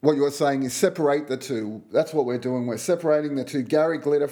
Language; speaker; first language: English; native; English